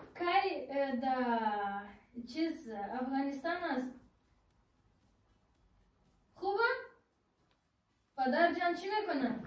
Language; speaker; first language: Persian; non-native, learner; German